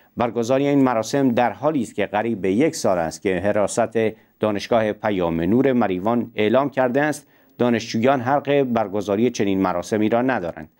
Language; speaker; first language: Persian; non-native, local second language; Central Kurdish